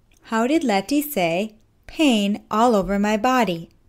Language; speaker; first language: English; native; English